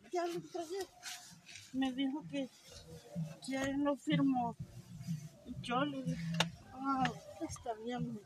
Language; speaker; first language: Spanish; native; Spanish